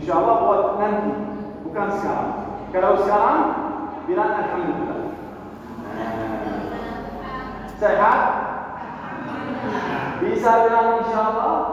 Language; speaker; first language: Indonesian; non-native, learner; Arabic